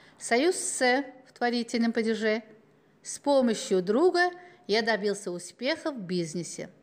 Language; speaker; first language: Russian; non-native, local second language; Uzbek